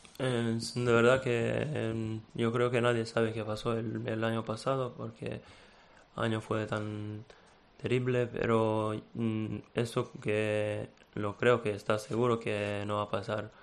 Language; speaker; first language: Spanish; non-native, fluent; Serbian